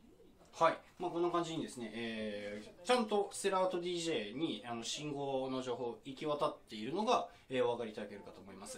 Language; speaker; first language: Japanese; native; Japanese